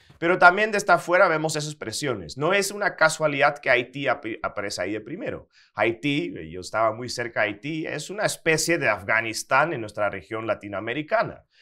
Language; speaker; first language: Spanish; non-native, fluent; Dutch